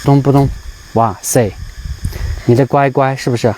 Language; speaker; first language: Chinese; native; Chinese